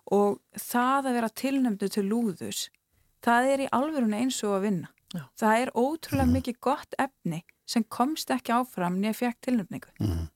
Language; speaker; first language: Icelandic; native; Icelandic